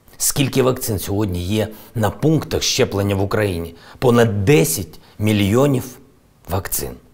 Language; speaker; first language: Ukrainian; non-native, local second language; Russian